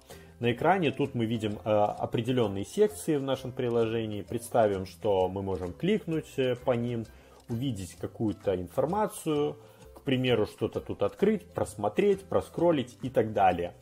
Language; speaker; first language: Russian; native; Russian